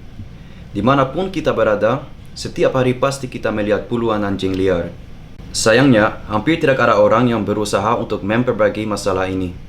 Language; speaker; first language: Indonesian; non-native, fluent; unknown